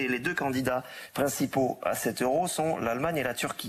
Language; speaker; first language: French; native; French